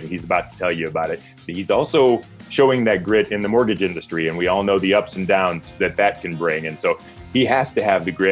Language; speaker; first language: English; native; English